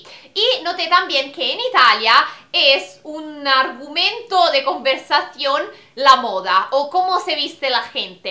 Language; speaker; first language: Spanish; non-native, fluent; Italian